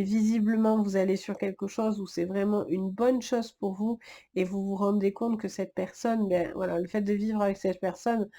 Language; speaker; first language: French; native; French